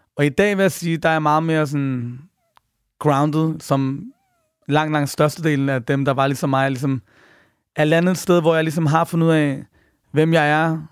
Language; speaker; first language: Danish; early bilingual, other home language; Persian